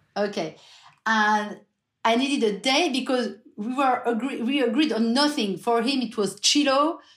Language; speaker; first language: English; non-native, fluent; French